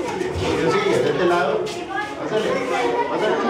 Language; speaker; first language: Spanish; native; Spanish